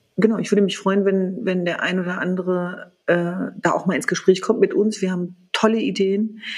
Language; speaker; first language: German; early bilingual, other home language; Kurdish